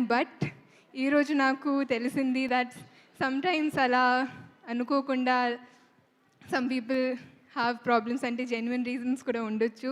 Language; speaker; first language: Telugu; non-native, fluent; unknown